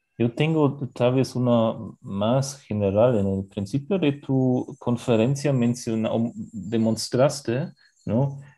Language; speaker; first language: Spanish; non-native, fluent; German